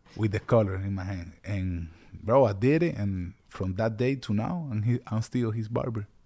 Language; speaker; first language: English; early bilingual, other home language; Spanish